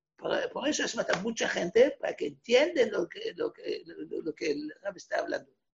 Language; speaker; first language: Spanish; non-native, fluent; Hebrew